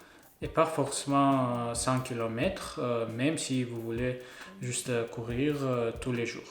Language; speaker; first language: French; non-native, learner; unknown